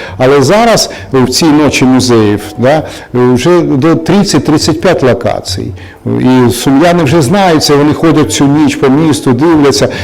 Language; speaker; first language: Ukrainian; non-native, local second language; Russian